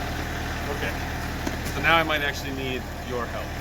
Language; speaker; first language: English; native; English